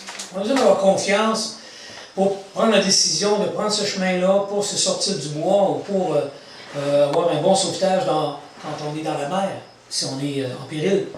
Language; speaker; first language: French; native; French